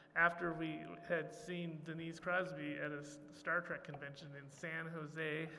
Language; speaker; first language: English; native; English